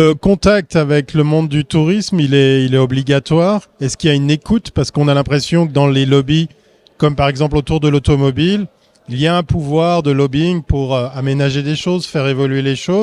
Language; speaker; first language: French; native; French